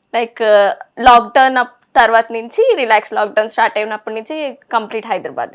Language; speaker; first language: Telugu; native; Telugu